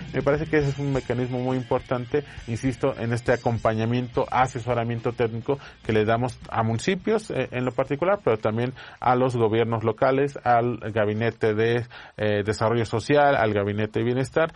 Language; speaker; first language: Spanish; native; Spanish